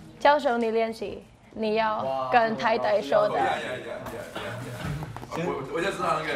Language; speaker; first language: Chinese; non-native, learner; Spanish